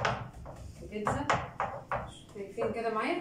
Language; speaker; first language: Arabic; native; Arabic